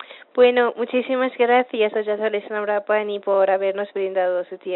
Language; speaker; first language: Spanish; non-native, fluent; Persian